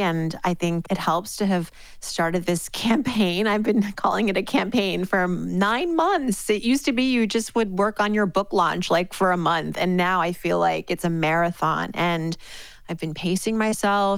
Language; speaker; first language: English; native; English